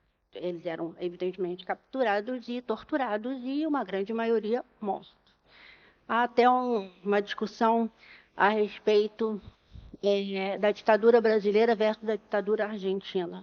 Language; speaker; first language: Portuguese; native; Portuguese